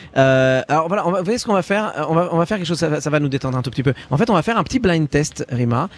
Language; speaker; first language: French; native; French